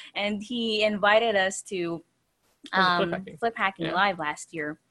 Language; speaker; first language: English; non-native, local second language; Filipino